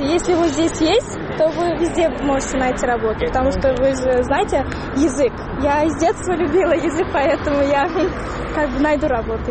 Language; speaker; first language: Russian; non-native, local second language; Tajik